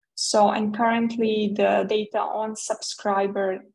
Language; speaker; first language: English; non-native, fluent; Serbian